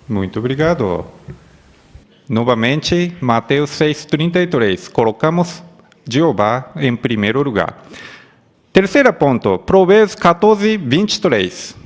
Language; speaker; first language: Portuguese; non-native, fluent; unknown